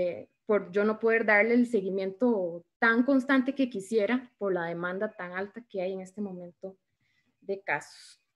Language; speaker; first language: Spanish; native; Spanish